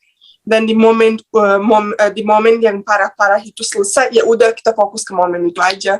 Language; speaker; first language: Indonesian; non-native, fluent; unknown